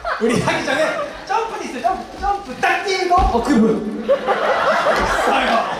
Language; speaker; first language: Korean; native; Korean